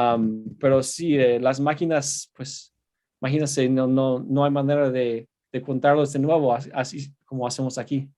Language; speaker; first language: Spanish; non-native, fluent; English